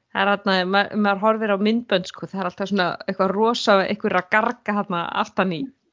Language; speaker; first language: Icelandic; native; Icelandic